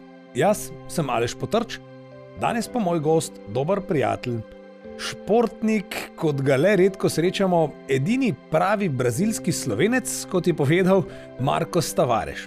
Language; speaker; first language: Slovenian; native; Slovenian